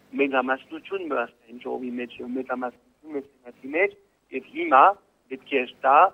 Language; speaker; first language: Armenian; early bilingual, heritage; Armenian